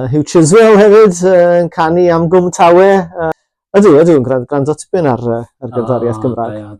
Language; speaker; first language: Welsh; native; Welsh